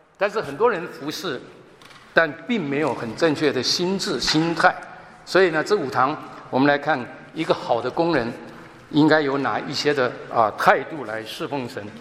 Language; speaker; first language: Chinese; non-native, local second language; Hakka Chinese